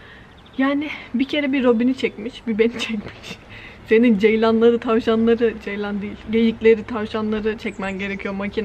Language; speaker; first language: Turkish; native; Turkish